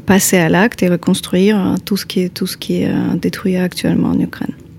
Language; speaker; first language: French; non-native, fluent; Ukrainian